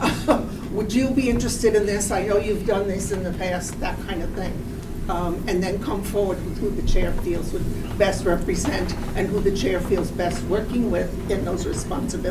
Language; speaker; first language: English; native; English